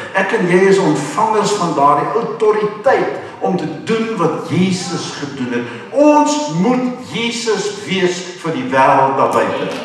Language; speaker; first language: Afrikaans; non-native, local second language; English